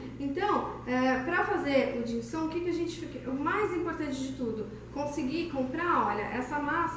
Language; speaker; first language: Portuguese; native; Portuguese